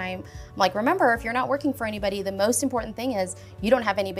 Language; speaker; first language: English; native; English